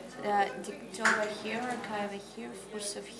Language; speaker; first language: English; non-native, learner; Russian